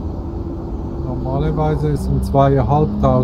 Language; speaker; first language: German; native; German